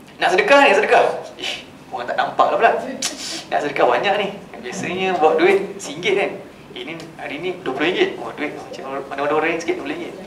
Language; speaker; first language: Malay; native; Malay